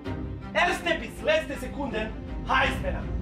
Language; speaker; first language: German; non-native, learner; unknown